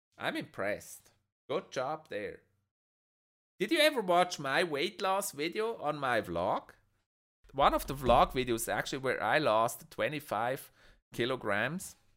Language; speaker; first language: English; non-native, fluent; Swiss German